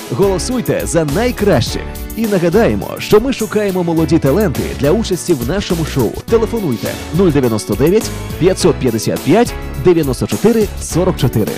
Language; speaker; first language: Ukrainian; native; Ukrainian